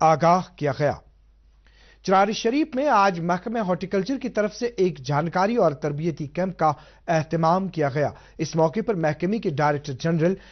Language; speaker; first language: Urdu; non-native, local second language; Kashmiri